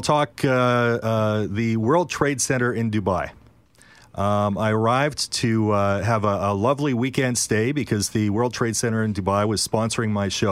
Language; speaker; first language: English; native; English